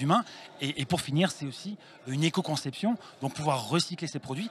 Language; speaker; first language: French; native; French